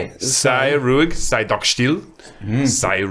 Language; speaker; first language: German; non-native, learner; English